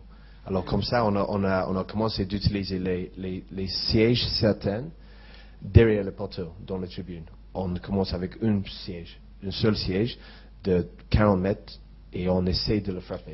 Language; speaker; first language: French; non-native, fluent; English